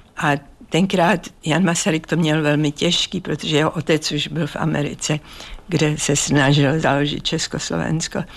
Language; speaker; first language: Czech; native; Czech